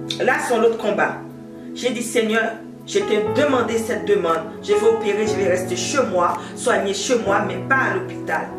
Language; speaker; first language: French; non-native, local second language; Haitian Creole